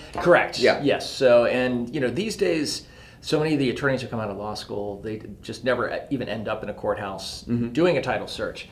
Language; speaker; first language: English; native; English